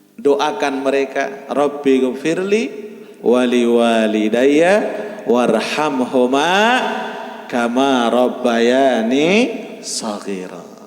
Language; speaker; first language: Malay; non-native, local second language; Sasak